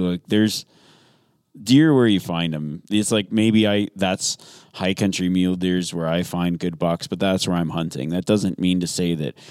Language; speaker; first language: English; native; English